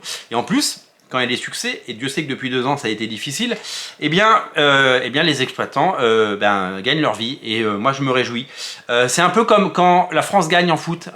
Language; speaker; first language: French; native; French